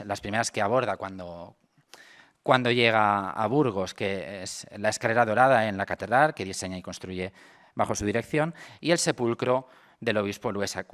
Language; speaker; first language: Spanish; native; Spanish